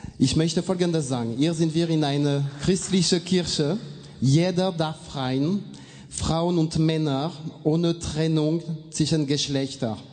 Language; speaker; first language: German; non-native, fluent; French